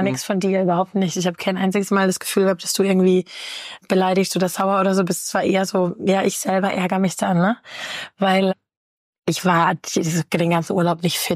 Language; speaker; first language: German; native; German